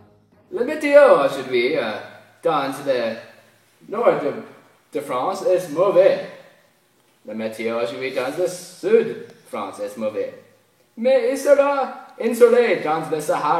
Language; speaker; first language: French; non-native, learner; English